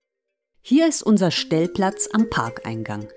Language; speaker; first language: German; native; German